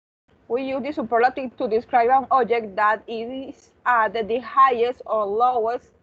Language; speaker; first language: English; non-native, learner; Spanish